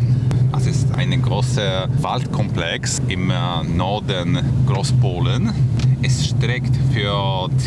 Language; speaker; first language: German; non-native, fluent; Polish